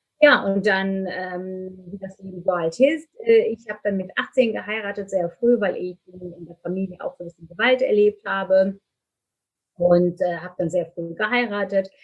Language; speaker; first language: German; non-native, fluent; Turkish